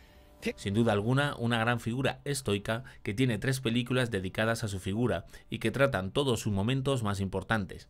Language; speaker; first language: Spanish; native; Spanish